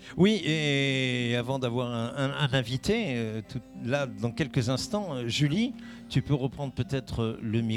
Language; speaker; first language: French; native; French